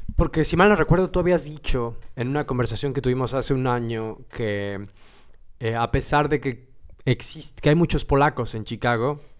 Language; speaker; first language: Spanish; native; Spanish